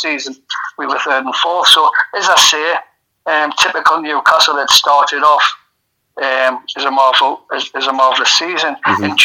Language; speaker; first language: English; native; English